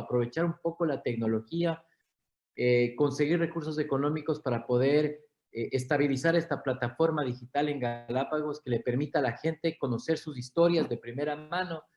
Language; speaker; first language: Spanish; native; Spanish